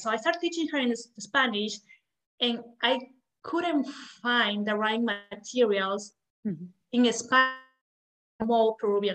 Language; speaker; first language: English; non-native, fluent; Spanish